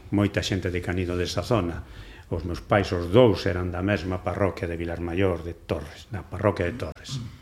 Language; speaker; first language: Galician; non-native, local second language; Spanish